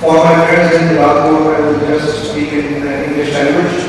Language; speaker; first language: English; non-native, fluent; Indonesian